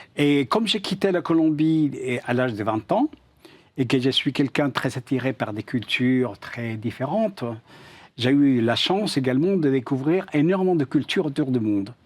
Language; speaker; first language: French; non-native, fluent; Spanish